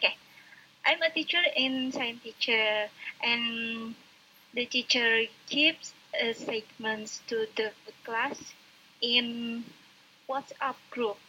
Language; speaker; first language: English; non-native, local second language; Indonesian